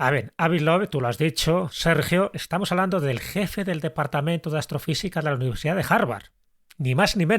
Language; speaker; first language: Spanish; native; Spanish